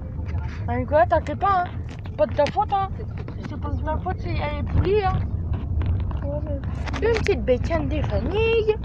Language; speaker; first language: French; native; French